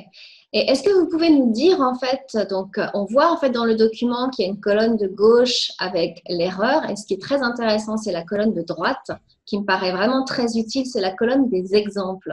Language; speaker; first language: French; native; French